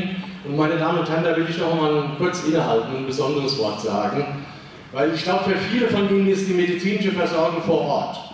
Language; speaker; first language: German; native; German